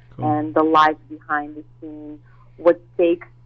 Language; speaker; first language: English; non-native, fluent; Russian